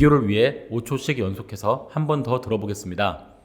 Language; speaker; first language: Korean; native; Korean